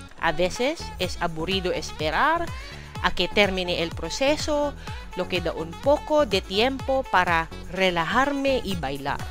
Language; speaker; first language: Spanish; non-native, fluent; Filipino